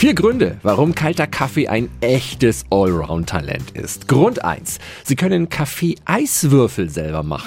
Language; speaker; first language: German; native; German